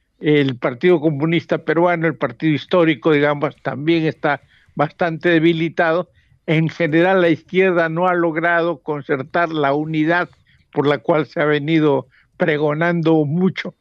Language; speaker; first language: Spanish; native; Spanish